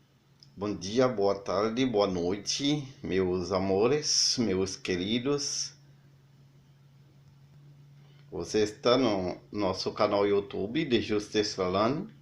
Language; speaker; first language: Portuguese; non-native, learner; Haitian Creole